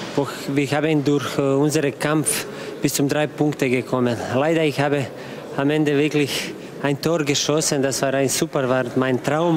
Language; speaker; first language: German; non-native, learner; Croatian